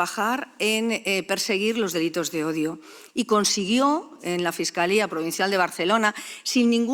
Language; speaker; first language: Spanish; native; Spanish